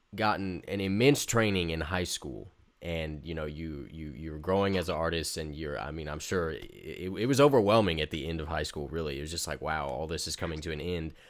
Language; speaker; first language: English; native; English